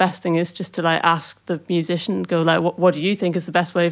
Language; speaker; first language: English; native; English